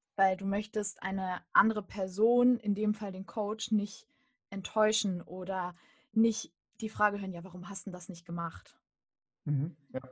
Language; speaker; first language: German; native; German